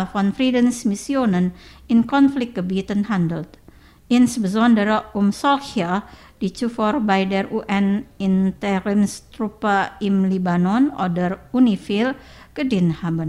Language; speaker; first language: German; non-native, fluent; Indonesian